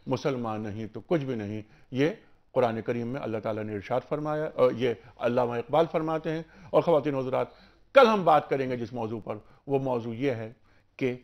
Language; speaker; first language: Urdu; native; Urdu